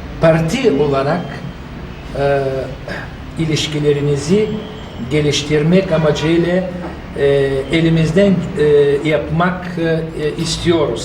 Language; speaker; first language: Turkish; non-native, fluent; Bulgarian